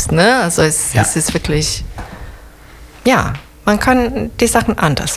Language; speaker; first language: German; non-native, fluent; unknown